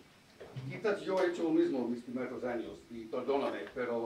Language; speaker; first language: Spanish; non-native, fluent; English